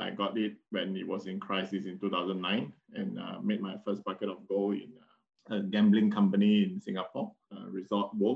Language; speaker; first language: English; non-native, local second language; Min Nan Chinese